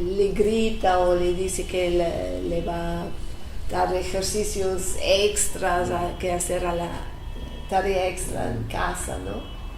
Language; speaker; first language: Spanish; non-native, fluent; English